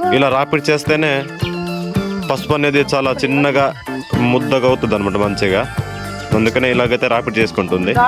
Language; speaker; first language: Telugu; non-native, local second language; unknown